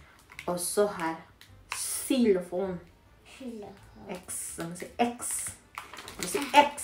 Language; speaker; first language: Norwegian; non-native, learner; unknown